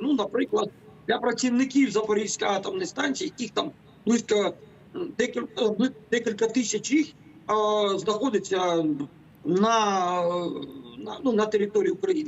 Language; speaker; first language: Ukrainian; native; Ukrainian